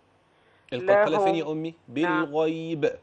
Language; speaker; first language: Arabic; native; Arabic